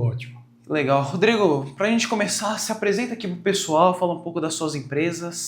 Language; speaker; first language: Portuguese; native; Portuguese